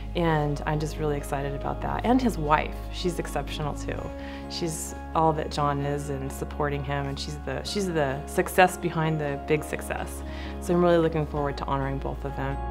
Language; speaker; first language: English; native; English